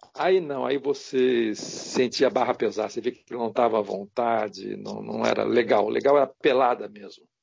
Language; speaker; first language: Portuguese; native; Portuguese